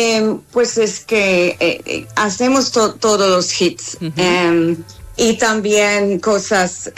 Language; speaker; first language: Spanish; non-native, fluent; English